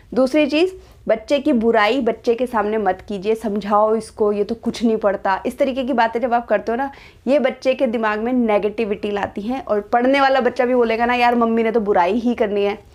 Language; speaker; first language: Hindi; native; Hindi